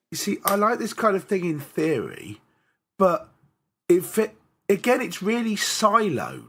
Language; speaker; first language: English; native; English